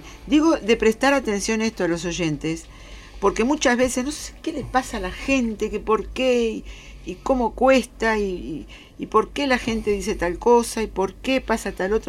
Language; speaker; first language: Spanish; native; Spanish